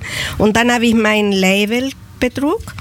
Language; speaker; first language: German; non-native, learner; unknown